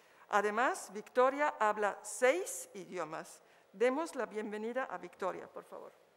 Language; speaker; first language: Spanish; native; Spanish